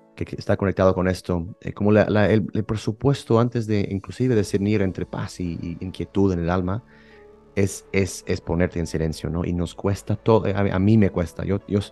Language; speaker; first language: Spanish; early bilingual, heritage; Spanish